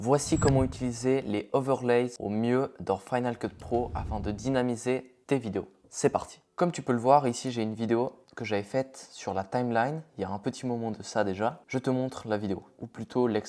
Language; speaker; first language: French; native; French